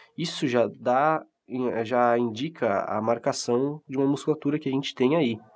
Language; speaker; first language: Portuguese; native; Portuguese